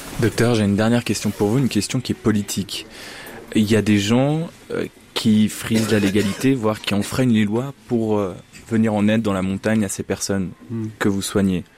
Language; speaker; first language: French; native; French